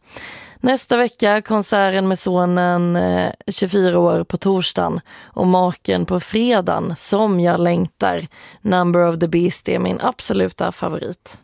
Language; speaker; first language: Swedish; native; Swedish